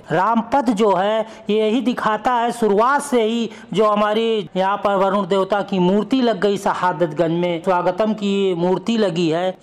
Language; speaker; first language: Hindi; native; Hindi